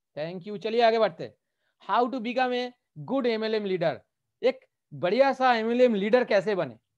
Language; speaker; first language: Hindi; non-native, local second language; Bangla